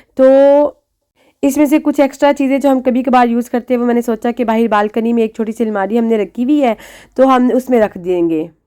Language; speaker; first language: Urdu; native; Urdu